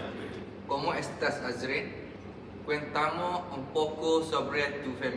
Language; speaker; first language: Spanish; non-native, learner; Malay